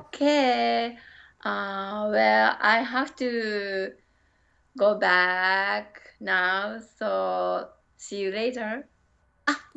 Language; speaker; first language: English; non-native, learner; Japanese